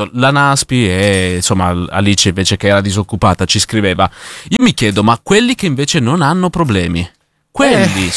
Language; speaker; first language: Italian; native; Italian